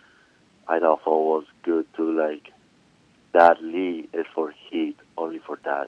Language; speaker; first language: English; non-native, learner; Spanish